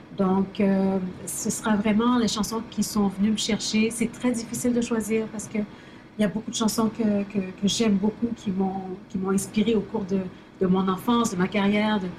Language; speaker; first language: French; early bilingual, other home language; Haitian Creole